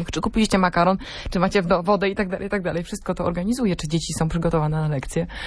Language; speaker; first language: Polish; native; Polish